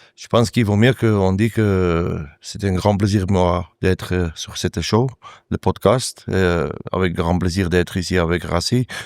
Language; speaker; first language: French; non-native, learner; Afrikaans